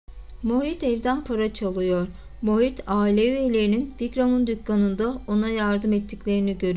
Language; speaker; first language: Turkish; native; Turkish